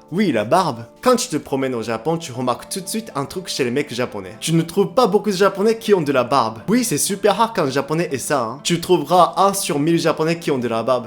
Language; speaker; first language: French; non-native, fluent; Japanese